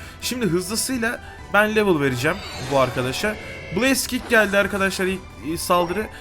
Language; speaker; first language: Turkish; native; Turkish